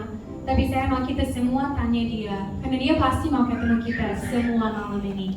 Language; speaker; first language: Indonesian; non-native, fluent; English